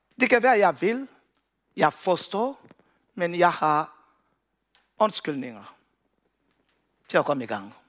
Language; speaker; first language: Danish; non-native, learner; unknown